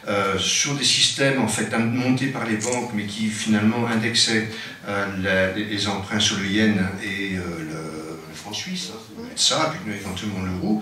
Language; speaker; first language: French; native; French